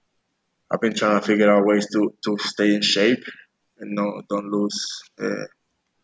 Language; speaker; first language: English; non-native, fluent; Spanish